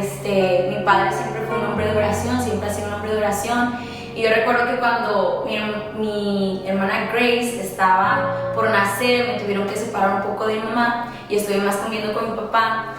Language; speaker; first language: Spanish; early bilingual, other home language; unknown